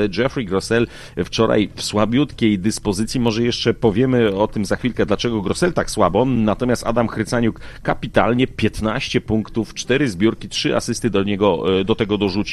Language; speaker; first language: Polish; native; Polish